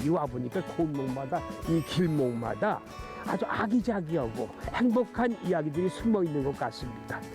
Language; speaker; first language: Korean; native; Korean